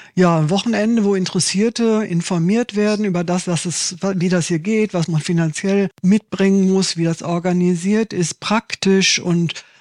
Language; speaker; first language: German; native; German